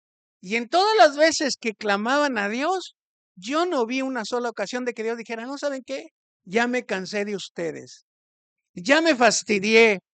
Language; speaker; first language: Spanish; native; Spanish